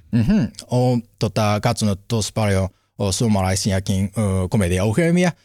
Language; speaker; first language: Finnish; non-native, learner; Japanese